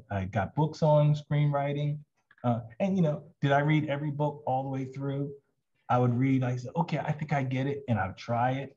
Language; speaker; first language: English; native; English